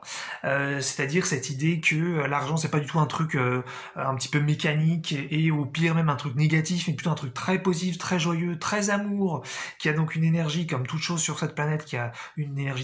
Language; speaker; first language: French; native; French